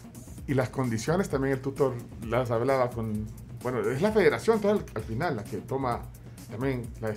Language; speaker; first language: Spanish; native; Spanish